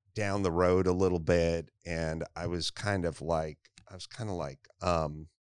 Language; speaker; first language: English; native; English